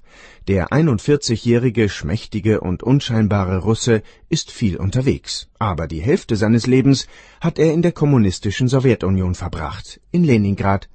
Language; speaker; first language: German; native; German